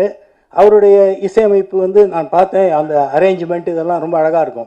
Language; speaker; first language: Tamil; native; Tamil